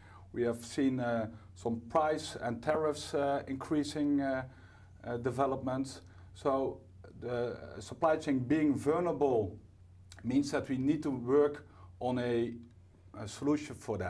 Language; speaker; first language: English; non-native, fluent; Dutch